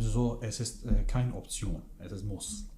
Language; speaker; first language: German; non-native, fluent; Kurdish